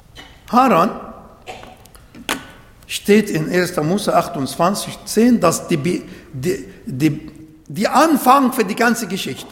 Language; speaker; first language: German; non-native, learner; Arabic